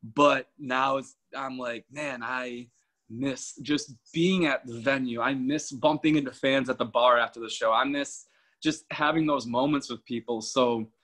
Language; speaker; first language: English; native; English